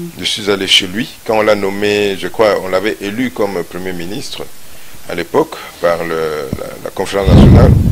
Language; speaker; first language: French; non-native, local second language; Lingala